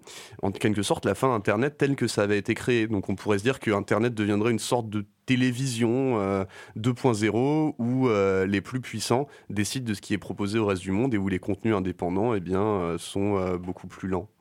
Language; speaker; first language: French; native; French